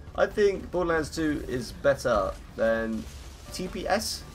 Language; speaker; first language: English; native; English